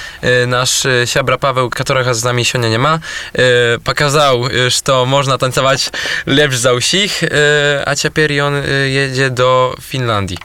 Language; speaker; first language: Polish; non-native, local second language; Belarusian